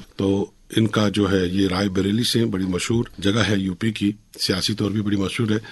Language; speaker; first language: Urdu; non-native, local second language; Kashmiri